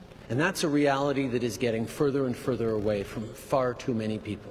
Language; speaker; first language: English; early bilingual, other home language; French